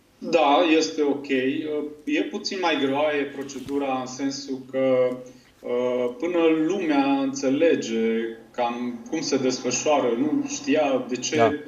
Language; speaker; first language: Romanian; native; Romanian